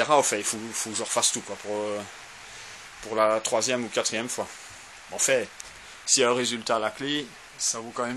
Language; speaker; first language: French; native; French